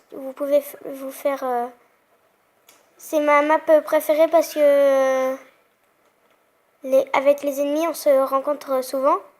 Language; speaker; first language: French; native; French